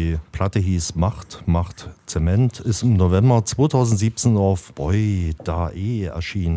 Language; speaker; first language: German; native; German